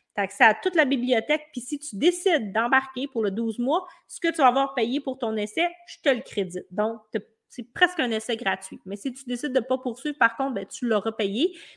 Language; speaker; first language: French; native; French